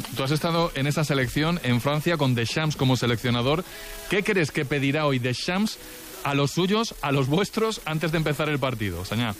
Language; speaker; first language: Spanish; native; Spanish